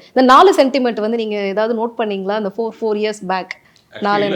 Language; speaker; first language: Tamil; native; Tamil